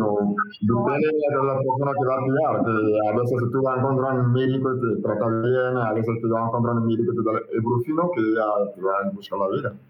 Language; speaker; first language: Spanish; non-native, learner; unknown